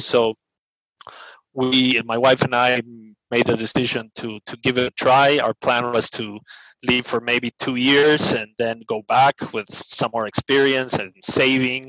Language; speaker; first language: English; non-native, fluent; Spanish